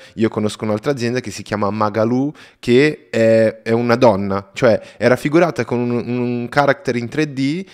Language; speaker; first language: Italian; non-native, fluent; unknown